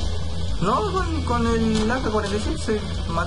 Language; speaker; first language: Spanish; native; Spanish